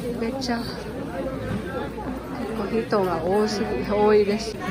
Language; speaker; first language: Japanese; non-native, learner; Vietnamese